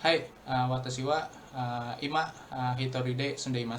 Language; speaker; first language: Japanese; non-native, learner; Indonesian